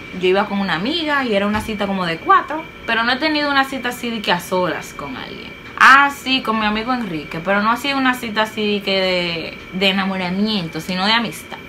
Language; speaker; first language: Spanish; native; Spanish